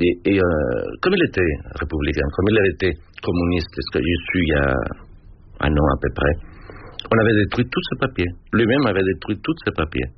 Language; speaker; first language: French; non-native, fluent; Spanish